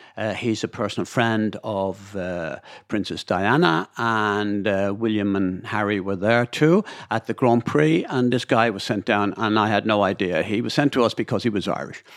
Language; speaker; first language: English; native; English